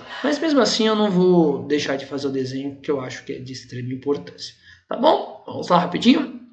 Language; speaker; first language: Portuguese; native; Portuguese